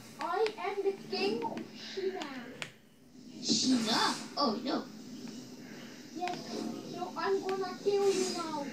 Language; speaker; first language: English; non-native, learner; Spanish